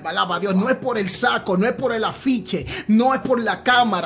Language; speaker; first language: Spanish; native; Spanish